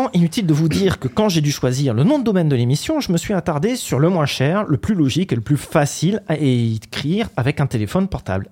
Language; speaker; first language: French; native; French